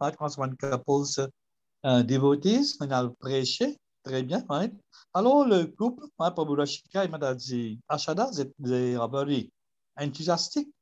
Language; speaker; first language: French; non-native, learner; Morisyen